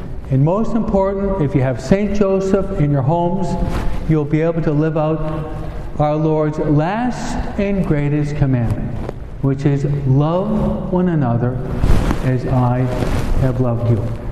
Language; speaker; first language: English; non-native, fluent; Spanish